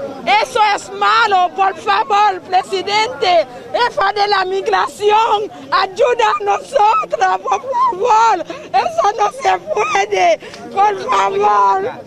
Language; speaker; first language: Spanish; non-native, learner; Haitian Creole